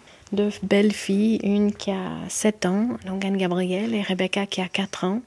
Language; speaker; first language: French; non-native, fluent; English